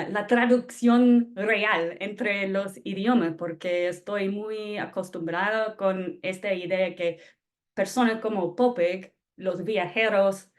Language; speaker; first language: Spanish; non-native, fluent; English